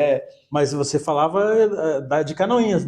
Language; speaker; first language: Portuguese; native; Portuguese